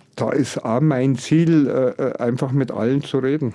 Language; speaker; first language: German; native; German